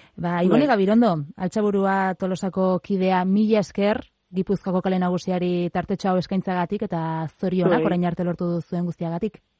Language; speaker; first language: Basque; native; Basque